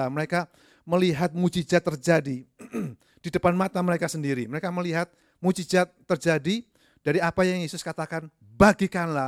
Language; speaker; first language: Indonesian; native; Indonesian